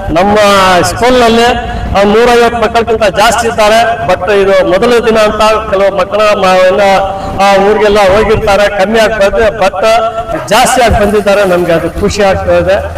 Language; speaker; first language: Kannada; non-native, local second language; Urdu